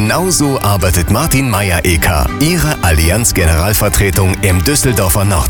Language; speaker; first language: German; native; German